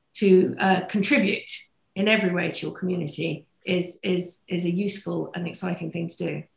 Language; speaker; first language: English; native; English